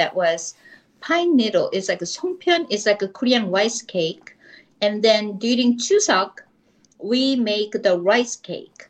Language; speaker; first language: English; non-native, fluent; Korean